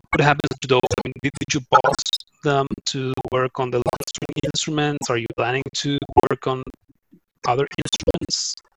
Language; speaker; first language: English; non-native, fluent; Spanish